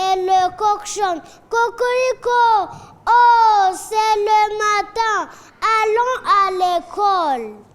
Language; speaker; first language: French; non-native, learner; Kinyarwanda